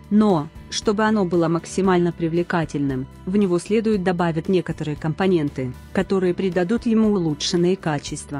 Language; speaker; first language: Russian; native; Russian